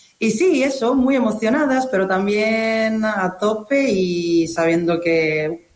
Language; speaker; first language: Spanish; non-native, fluent; Italian